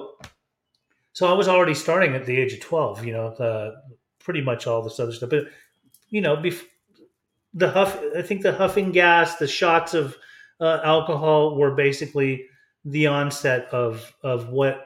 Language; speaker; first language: English; early bilingual, other home language; German